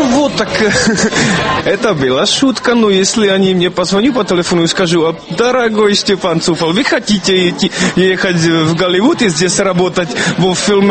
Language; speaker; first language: Russian; non-native, learner; Czech